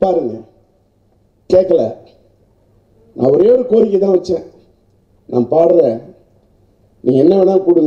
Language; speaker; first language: Tamil; native; Tamil